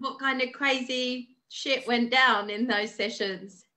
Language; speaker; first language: English; native; English